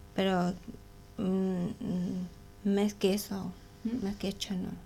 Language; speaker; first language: Catalan; non-native, learner; Spanish